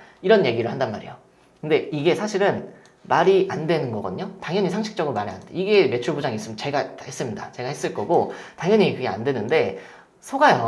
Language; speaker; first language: Korean; native; Korean